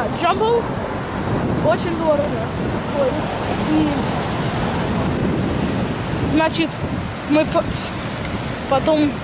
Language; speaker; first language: Russian; early bilingual, heritage; Russian